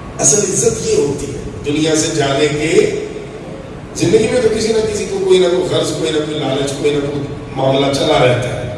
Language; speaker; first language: Urdu; non-native, local second language; Punjabi